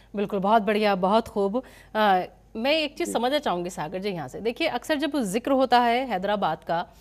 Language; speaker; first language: Hindi; native; Hindi